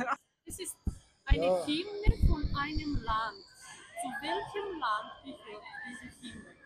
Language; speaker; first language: German; non-native, fluent; Romanian